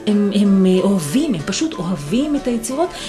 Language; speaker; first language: Hebrew; native; Hebrew